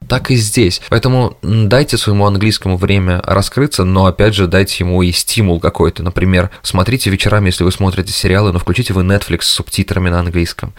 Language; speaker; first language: Russian; native; Russian